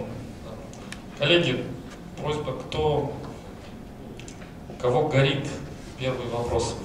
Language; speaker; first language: Russian; native; Russian